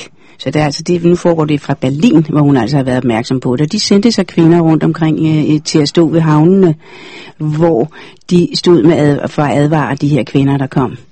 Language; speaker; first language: Danish; native; Danish